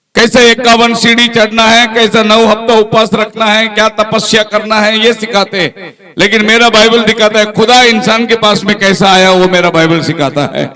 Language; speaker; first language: Hindi; non-native, local second language; Tamil